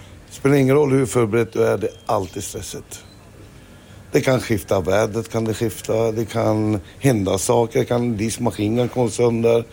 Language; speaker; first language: Swedish; non-native, fluent; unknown